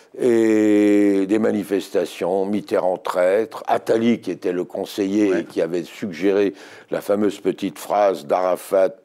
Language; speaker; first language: French; native; French